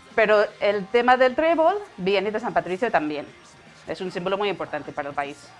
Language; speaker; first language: Spanish; non-native, fluent; English